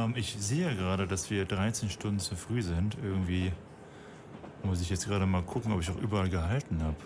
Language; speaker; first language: German; native; German